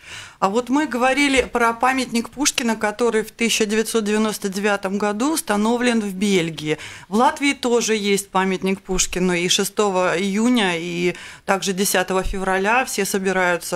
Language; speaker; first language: Russian; native; Russian